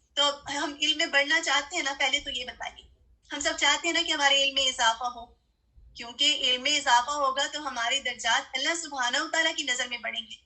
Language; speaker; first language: Urdu; native; Urdu